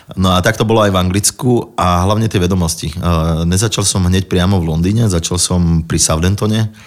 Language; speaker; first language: Slovak; native; Slovak